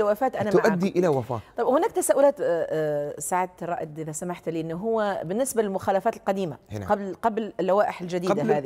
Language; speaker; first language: Arabic; native; Arabic